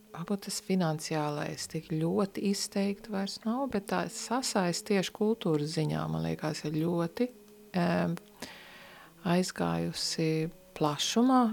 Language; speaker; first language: Latvian; early bilingual, heritage; Latvian